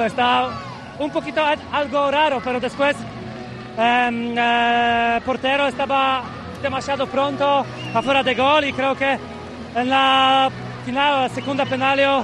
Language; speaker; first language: Spanish; non-native, learner; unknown